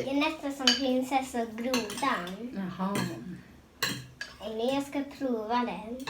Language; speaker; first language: Swedish; early bilingual, other home language; Thai